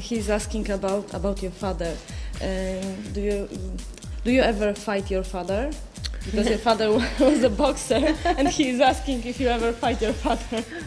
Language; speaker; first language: English; non-native, fluent; Polish